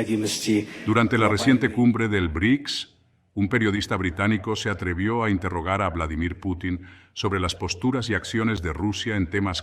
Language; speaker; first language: Spanish; native; Spanish